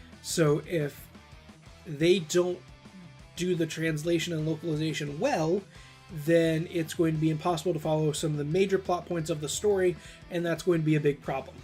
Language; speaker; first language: English; native; English